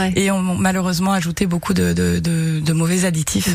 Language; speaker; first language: French; early bilingual, heritage; Japanese